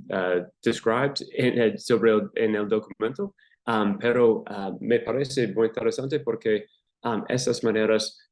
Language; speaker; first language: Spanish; non-native, learner; English